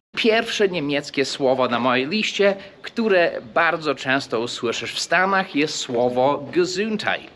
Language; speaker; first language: Polish; early bilingual, heritage; English